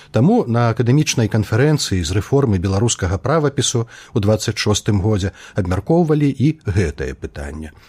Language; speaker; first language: Belarusian; native; Belarusian